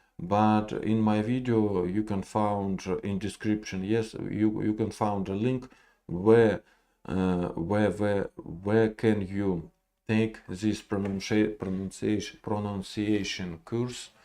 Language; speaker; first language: English; non-native, learner; Russian